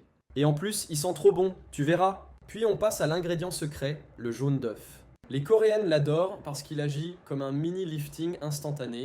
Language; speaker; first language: French; native; French